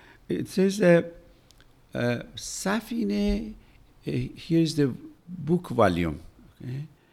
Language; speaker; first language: English; non-native, fluent; Persian